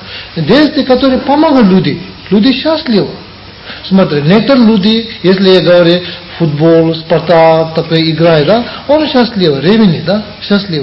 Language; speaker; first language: Russian; non-native, learner; Tibetan